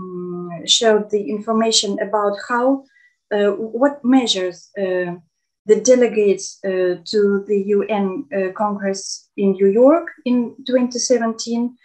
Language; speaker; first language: English; non-native, fluent; Russian